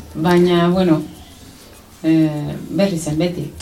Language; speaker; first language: Basque; non-native, learner; Spanish